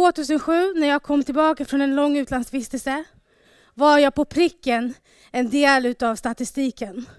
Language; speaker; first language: Swedish; early bilingual, other home language; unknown